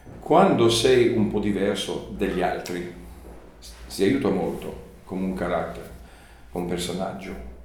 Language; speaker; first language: Italian; non-native, learner; English